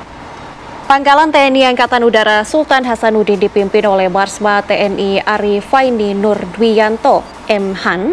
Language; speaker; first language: Indonesian; native; Indonesian